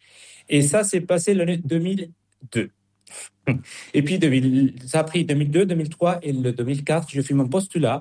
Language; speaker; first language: French; non-native, fluent; Spanish